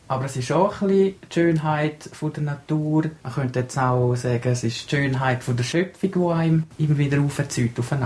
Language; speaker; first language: German; native; German